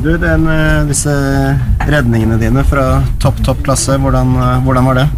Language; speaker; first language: Norwegian; native; Norwegian